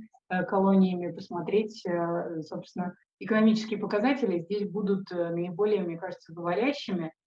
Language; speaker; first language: Russian; native; Russian